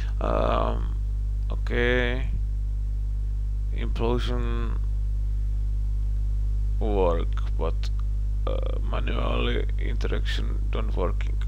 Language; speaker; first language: English; non-native, learner; Czech